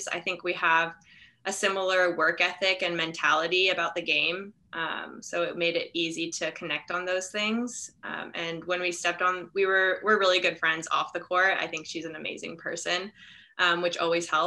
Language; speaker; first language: English; native; English